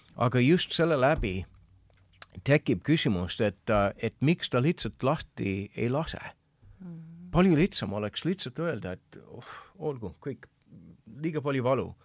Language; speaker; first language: Estonian; non-native, fluent; English